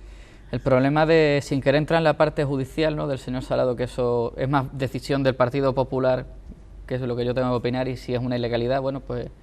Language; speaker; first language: Spanish; native; Spanish